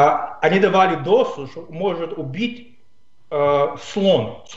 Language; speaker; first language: Russian; non-native, fluent; English